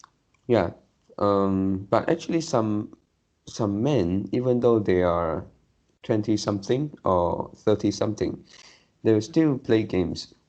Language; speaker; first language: English; non-native, learner; Chinese